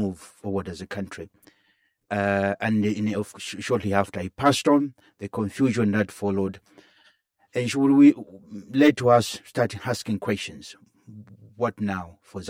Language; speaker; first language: English; non-native, local second language; Bemba